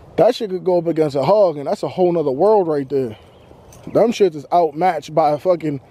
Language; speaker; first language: English; native; English